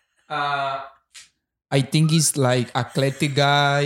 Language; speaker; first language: English; non-native, learner; Spanish